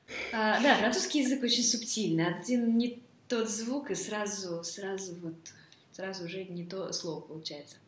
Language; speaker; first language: Russian; native; Russian